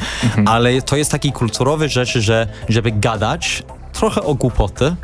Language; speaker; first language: Polish; non-native, learner; English